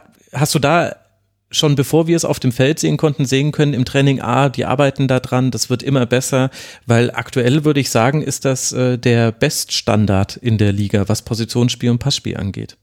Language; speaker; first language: German; native; German